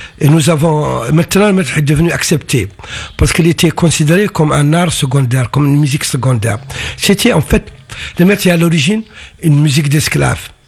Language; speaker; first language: French; non-native, local second language; Arabic